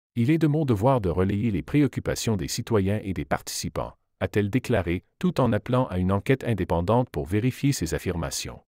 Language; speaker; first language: French; native; French